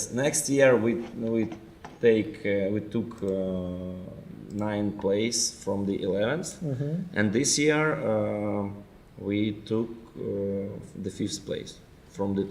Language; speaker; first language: English; non-native, fluent; Ukrainian